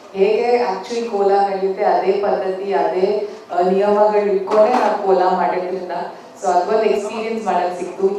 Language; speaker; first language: Kannada; native; Kannada